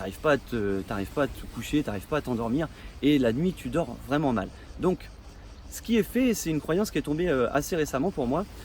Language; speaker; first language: French; native; French